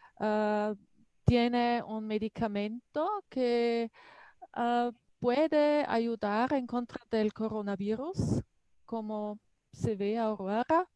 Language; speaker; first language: Spanish; non-native, learner; German